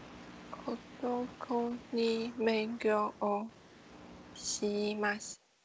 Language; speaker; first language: Japanese; non-native, learner; Chinese